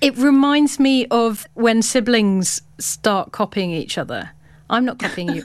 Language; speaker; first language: English; native; English